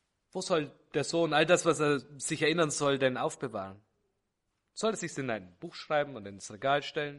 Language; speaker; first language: German; native; German